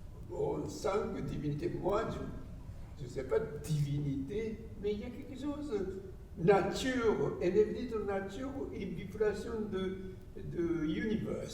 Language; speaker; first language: French; non-native, learner; Japanese